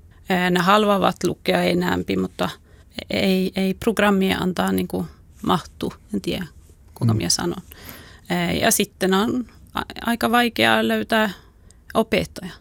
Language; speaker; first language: Finnish; non-native, local second language; Swedish